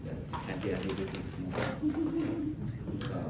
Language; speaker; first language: English; non-native, learner; Vietnamese